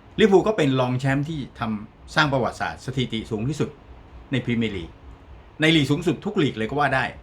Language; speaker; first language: Thai; native; Thai